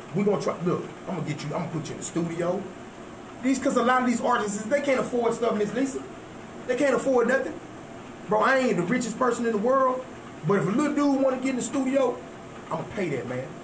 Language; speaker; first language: English; native; English